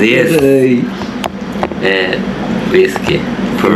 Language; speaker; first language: Japanese; non-native, learner; Portuguese